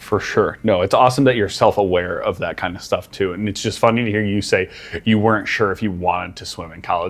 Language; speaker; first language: English; native; English